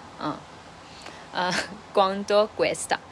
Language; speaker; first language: Spanish; non-native, learner; Chinese